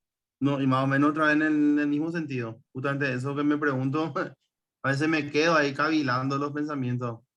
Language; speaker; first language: Spanish; native; Spanish